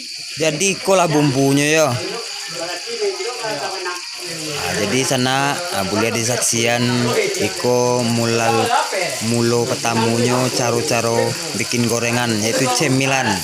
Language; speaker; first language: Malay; non-native, local second language; Minangkabau